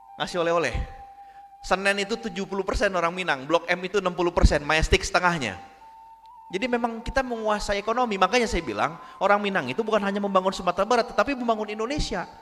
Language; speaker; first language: Indonesian; non-native, local second language; Minangkabau